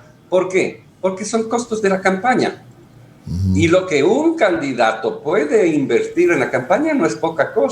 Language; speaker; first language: Spanish; native; Spanish